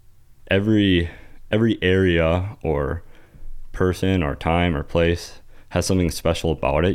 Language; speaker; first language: English; native; English